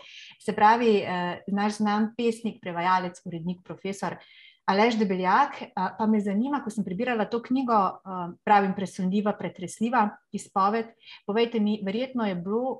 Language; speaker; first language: Slovenian; native; Slovenian